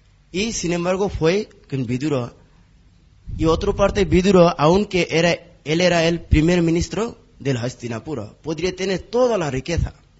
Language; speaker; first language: Spanish; non-native, learner; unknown